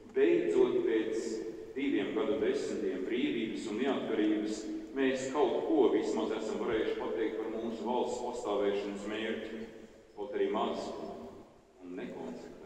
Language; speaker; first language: Latvian; native; Latvian